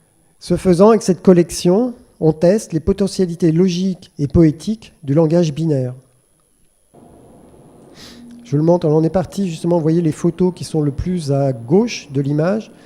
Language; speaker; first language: French; native; French